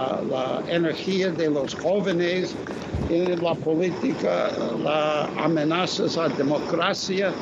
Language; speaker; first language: Spanish; non-native, fluent; English